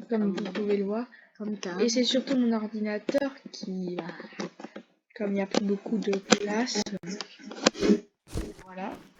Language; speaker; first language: French; native; French